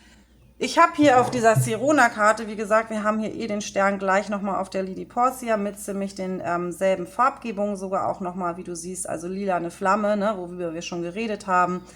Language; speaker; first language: German; native; German